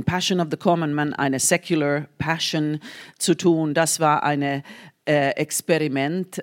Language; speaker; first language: German; non-native, fluent; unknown